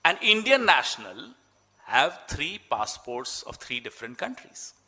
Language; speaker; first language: English; non-native, local second language; Hindi